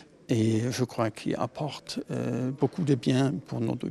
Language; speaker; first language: French; non-native, fluent; German